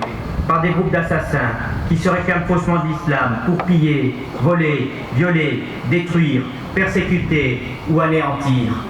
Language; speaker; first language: French; native; French